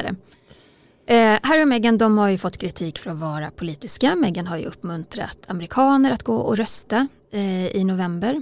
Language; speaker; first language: Swedish; native; Swedish